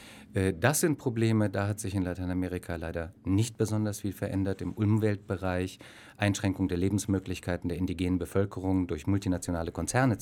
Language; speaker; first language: German; native; German